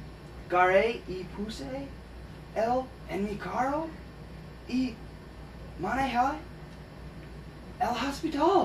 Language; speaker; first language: Spanish; non-native, learner; English